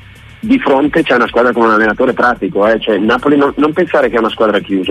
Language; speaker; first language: Italian; native; Italian